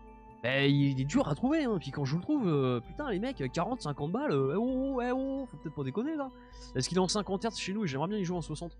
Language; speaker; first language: French; native; French